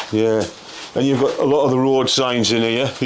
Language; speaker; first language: English; native; English